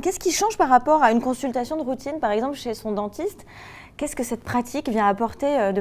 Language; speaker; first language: French; native; French